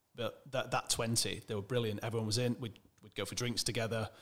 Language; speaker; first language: English; native; English